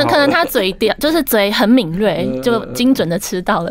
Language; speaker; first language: Chinese; native; Chinese